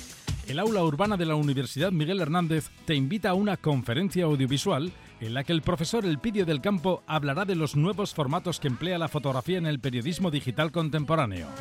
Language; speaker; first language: Spanish; native; Spanish